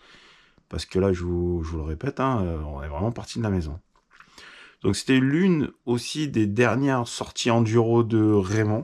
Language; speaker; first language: French; native; French